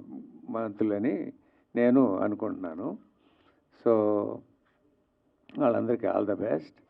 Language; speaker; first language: Telugu; native; Telugu